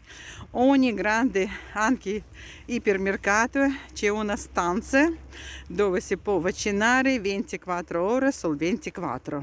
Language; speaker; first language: Italian; non-native, fluent; Russian